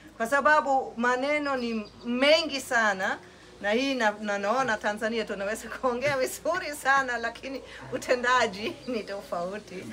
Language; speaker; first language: Swahili; non-native, fluent; German